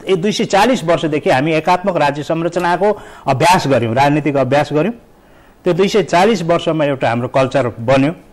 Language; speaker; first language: Nepali; native; Nepali